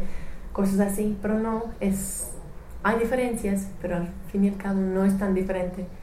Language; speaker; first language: Spanish; non-native, fluent; English